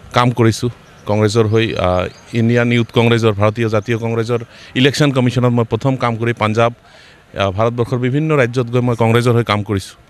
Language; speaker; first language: Assamese; non-native, local second language; Bangla